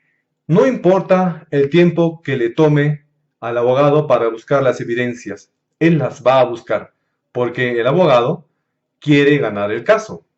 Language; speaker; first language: Spanish; native; Spanish